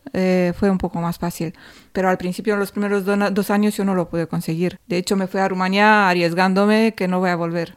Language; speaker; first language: Spanish; non-native, fluent; Romanian